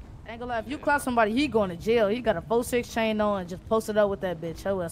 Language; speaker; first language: English; native; English